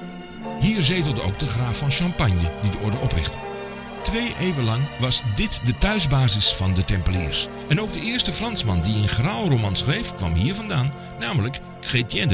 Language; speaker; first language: Dutch; native; Dutch